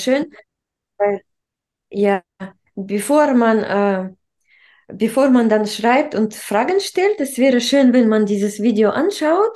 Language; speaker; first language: German; non-native, fluent; Russian